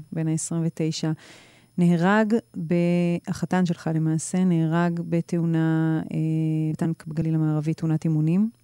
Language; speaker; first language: Hebrew; native; Hebrew